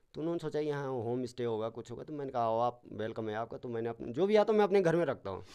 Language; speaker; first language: Hindi; non-native, local second language; Garhwali